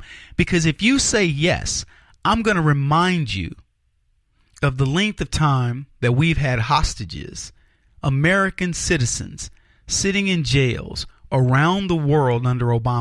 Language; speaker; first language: English; native; English